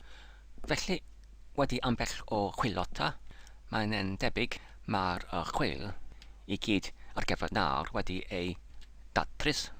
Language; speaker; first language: Welsh; non-native, learner; English